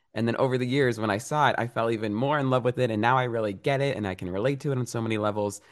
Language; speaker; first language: English; early bilingual, other home language; Italian